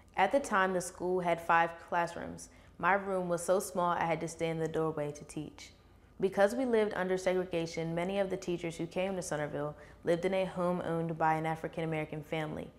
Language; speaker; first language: English; native; English